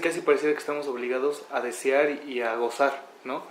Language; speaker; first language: Spanish; native; Spanish